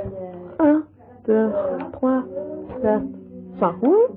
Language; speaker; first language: French; non-native, learner; English